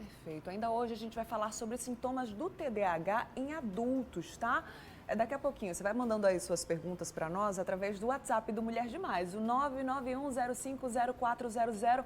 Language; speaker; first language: Portuguese; native; Portuguese